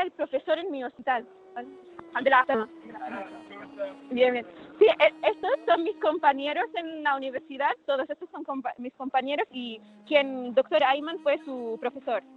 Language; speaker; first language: Spanish; non-native, fluent; Arabic